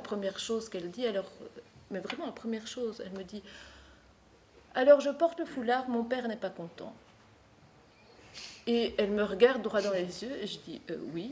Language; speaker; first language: French; native; French